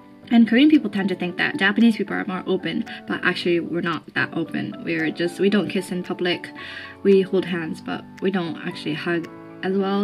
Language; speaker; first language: English; early bilingual, other home language; Japanese